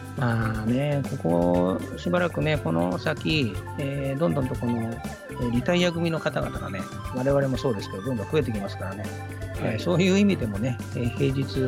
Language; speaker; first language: Japanese; native; Japanese